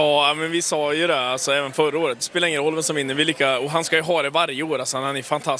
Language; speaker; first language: Swedish; native; Swedish